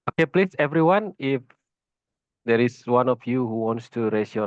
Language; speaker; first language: English; non-native, fluent; Indonesian